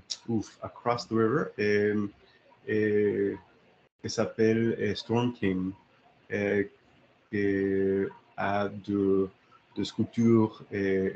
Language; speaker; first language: French; non-native, learner; English